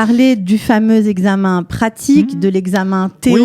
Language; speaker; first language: French; native; French